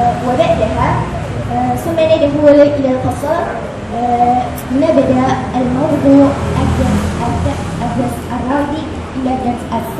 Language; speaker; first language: Arabic; non-native, learner; Indonesian